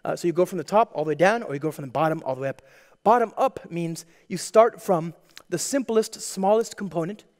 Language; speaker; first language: English; native; English